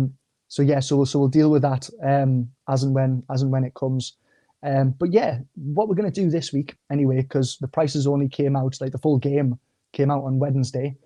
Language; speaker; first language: English; native; English